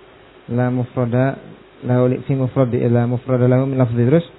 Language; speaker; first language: Arabic; non-native, fluent; Indonesian